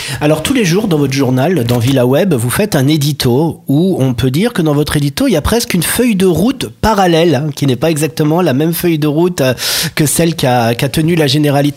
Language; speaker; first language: French; native; French